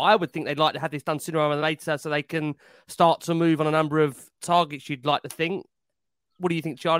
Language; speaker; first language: English; native; English